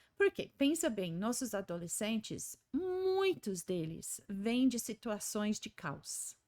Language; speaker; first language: Portuguese; non-native, fluent; English